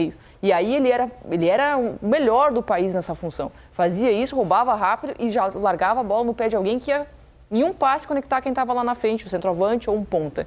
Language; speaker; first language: Portuguese; native; Portuguese